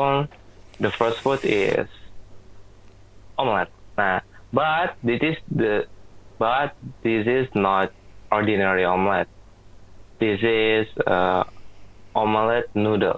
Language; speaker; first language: English; non-native, learner; Indonesian